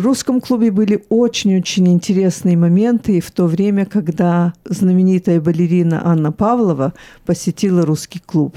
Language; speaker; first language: Russian; early bilingual, heritage; Russian